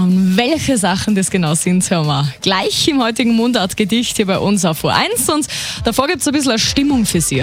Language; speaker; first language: German; native; German